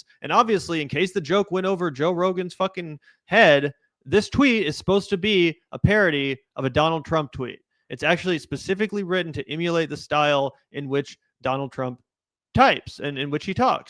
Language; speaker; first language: English; native; English